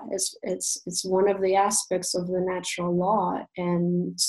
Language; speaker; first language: English; non-native, fluent; Russian